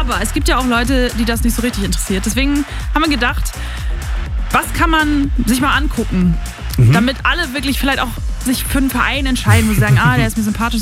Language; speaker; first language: German; native; German